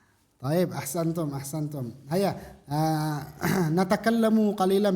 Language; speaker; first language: Arabic; non-native, fluent; Indonesian